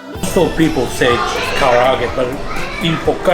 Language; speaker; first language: English; non-native, learner; Japanese